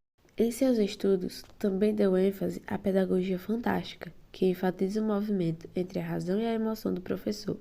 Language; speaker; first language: Portuguese; native; Portuguese